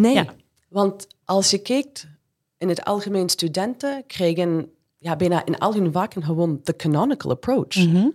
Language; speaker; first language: Dutch; non-native, fluent; English